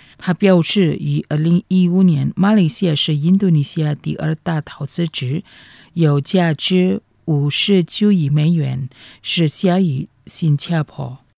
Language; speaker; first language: Chinese; non-native, fluent; Indonesian